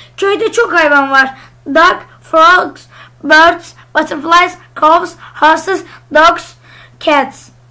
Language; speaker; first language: English; non-native, learner; Turkish